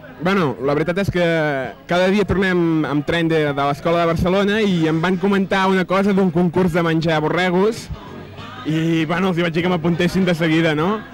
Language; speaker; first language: Catalan; native; Catalan